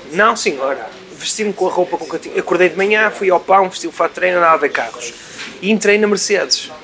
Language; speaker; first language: Portuguese; native; Portuguese